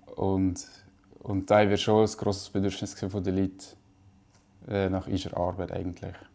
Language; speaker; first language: German; native; German